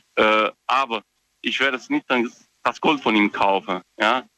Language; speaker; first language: German; non-native, fluent; Romanian